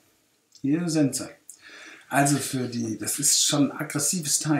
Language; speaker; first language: German; native; German